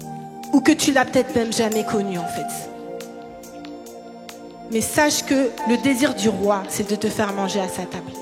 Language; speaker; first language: French; native; French